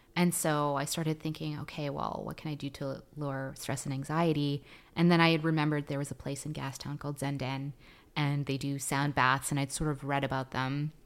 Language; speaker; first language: English; non-native, fluent; Filipino